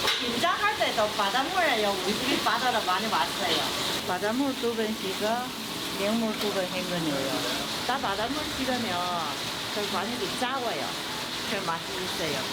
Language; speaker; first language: Korean; non-native, learner; Chinese